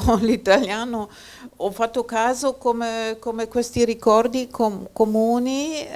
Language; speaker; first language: Italian; non-native, fluent; German